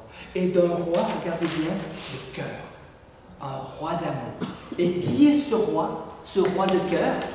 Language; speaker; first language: French; native; French